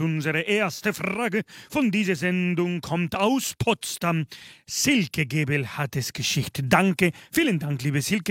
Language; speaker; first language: German; non-native, fluent; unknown